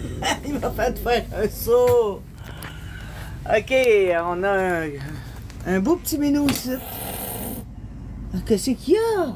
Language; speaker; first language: French; native; French